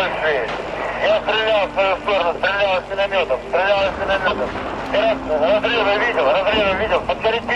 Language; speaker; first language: Russian; native; Russian